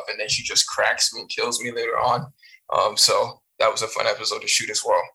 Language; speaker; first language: English; non-native, fluent; French